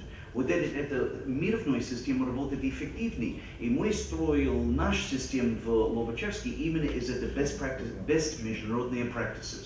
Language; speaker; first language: Russian; non-native, fluent; English